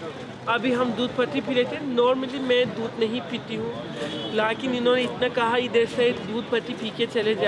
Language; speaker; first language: Hindi; non-native, learner; Turkish